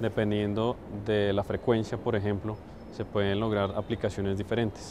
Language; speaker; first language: Spanish; native; Spanish